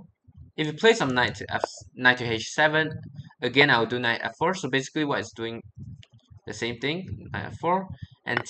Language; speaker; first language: English; non-native, fluent; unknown